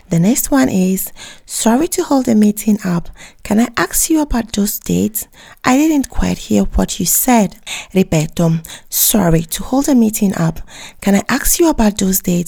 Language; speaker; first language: English; native; English